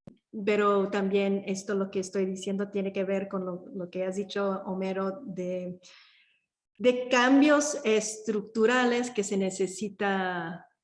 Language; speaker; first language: Spanish; early bilingual, heritage; Spanish